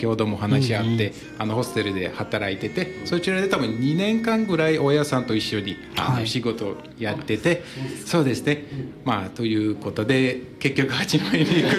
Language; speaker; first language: Japanese; non-native, fluent; Turkish